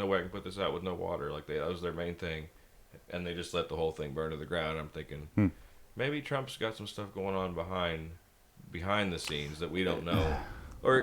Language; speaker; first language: English; native; English